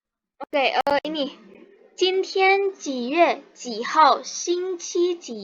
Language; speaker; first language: Chinese; non-native, fluent; Indonesian